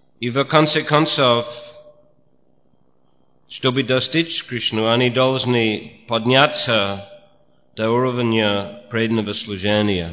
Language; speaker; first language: Russian; non-native, fluent; English